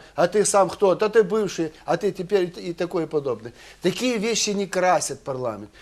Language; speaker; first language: Russian; non-native, local second language; Ukrainian